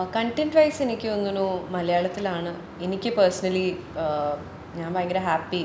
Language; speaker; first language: Malayalam; early bilingual, heritage; Malayalam